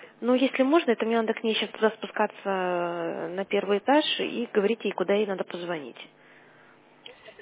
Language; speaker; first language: Russian; native; Russian